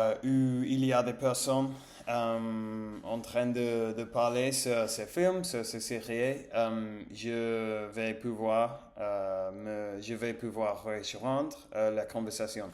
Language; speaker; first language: French; non-native, learner; English